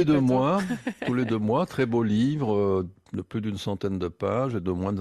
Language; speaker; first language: French; native; French